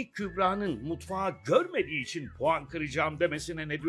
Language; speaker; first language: Turkish; native; Turkish